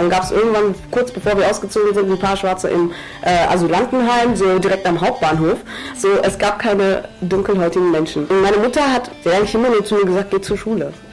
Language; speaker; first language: German; early bilingual, other home language; Tigrinya